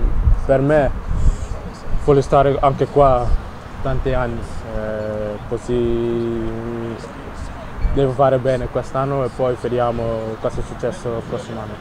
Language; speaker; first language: Italian; non-native, learner; Dutch